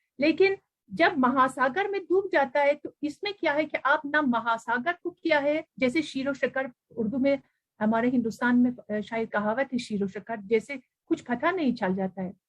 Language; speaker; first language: Urdu; non-native, fluent; Persian